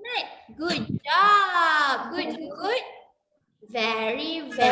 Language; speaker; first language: English; non-native, local second language; Malay